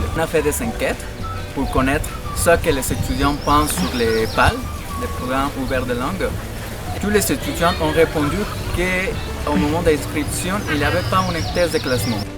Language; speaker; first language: French; non-native, learner; Spanish